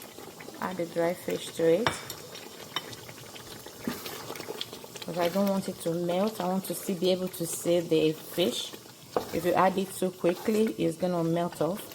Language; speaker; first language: English; non-native, local second language; Yoruba